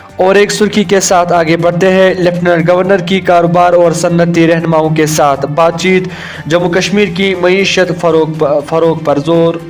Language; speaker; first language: Urdu; non-native, local second language; Kashmiri